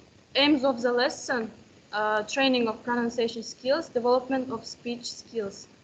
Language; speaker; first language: English; non-native, learner; Kazakh